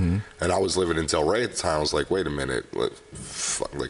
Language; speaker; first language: English; native; English